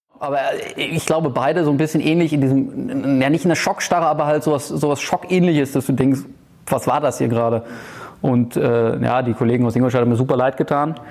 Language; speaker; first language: German; early bilingual, heritage; German